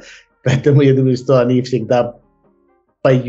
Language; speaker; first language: Russian; non-native, learner; Spanish